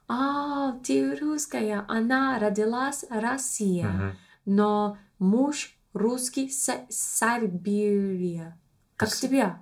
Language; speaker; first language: Russian; non-native, learner; English